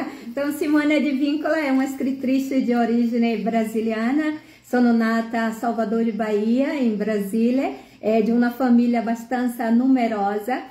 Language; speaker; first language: Italian; non-native, fluent; Portuguese